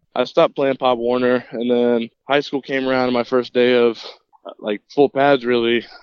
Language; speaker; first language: English; native; English